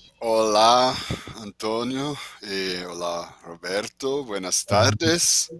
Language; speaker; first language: Portuguese; non-native, fluent; Italian